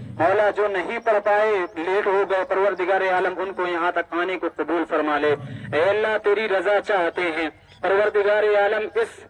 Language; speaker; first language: Urdu; native; Urdu